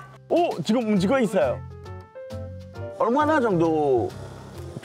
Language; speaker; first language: Korean; non-native, fluent; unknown